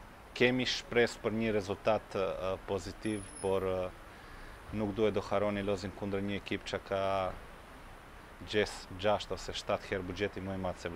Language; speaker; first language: Albanian; non-native, fluent; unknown